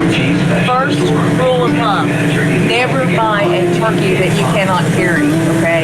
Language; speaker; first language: English; native; English